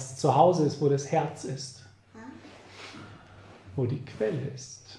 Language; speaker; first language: German; native; German